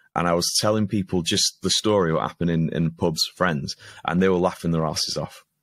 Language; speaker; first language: English; native; English